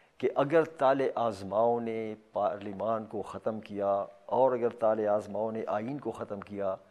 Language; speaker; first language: Urdu; non-native, local second language; Pashto